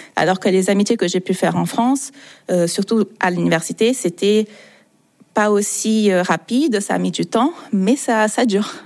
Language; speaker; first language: French; non-native, fluent; Portuguese